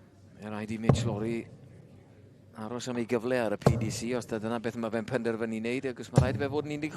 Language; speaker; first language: Welsh; native; Welsh